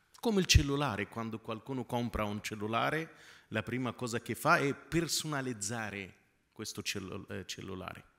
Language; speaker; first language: Italian; non-native, fluent; Arabic